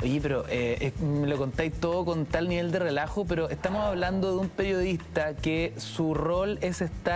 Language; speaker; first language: Spanish; native; Spanish